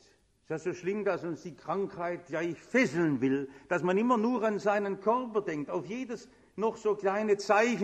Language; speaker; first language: German; native; German